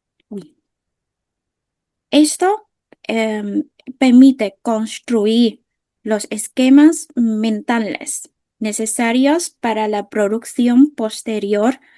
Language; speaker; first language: Spanish; non-native, fluent; Vietnamese